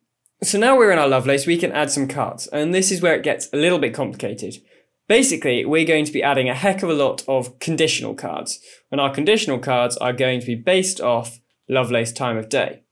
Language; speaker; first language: English; native; English